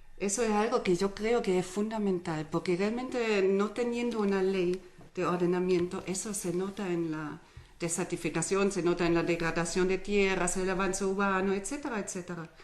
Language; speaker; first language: Spanish; non-native, fluent; German